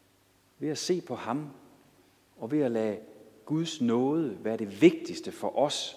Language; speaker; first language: Danish; native; Danish